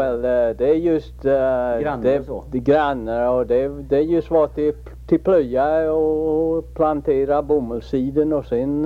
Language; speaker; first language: Swedish; early bilingual, heritage; Swedish